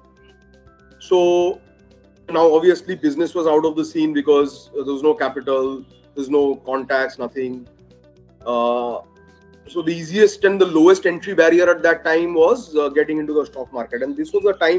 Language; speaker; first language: English; non-native, local second language; Bangla